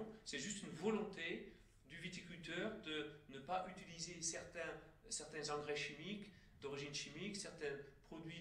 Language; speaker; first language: French; native; French